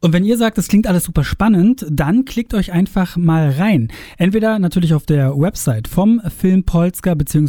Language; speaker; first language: German; native; German